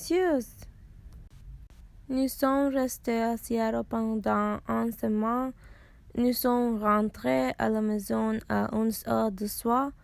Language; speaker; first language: French; non-native, learner; English